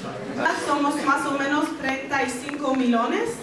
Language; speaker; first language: Spanish; non-native, fluent; French